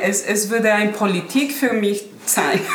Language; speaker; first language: German; non-native, learner; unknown